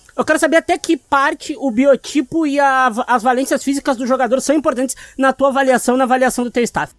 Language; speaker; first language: Portuguese; native; Portuguese